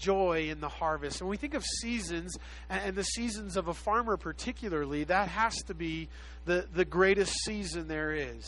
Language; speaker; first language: English; native; English